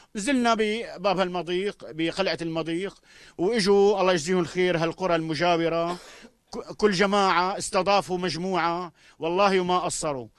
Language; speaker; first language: Arabic; native; Arabic